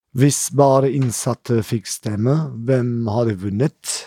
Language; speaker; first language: Norwegian; non-native, learner; German